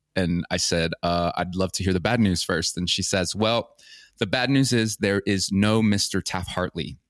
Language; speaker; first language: English; native; English